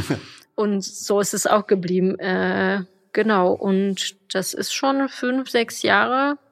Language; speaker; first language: German; non-native, fluent; Polish